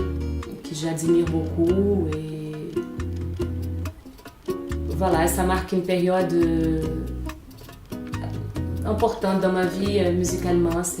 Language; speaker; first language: French; non-native, fluent; Portuguese